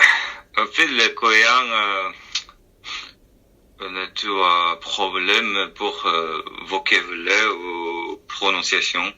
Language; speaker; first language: French; non-native, learner; Korean